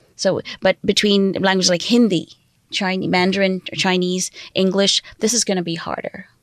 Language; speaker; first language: English; non-native, fluent; Sindhi